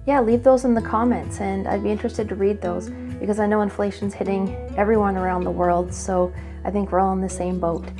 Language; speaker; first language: English; native; English